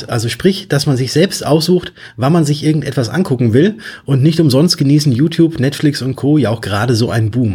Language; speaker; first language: German; native; German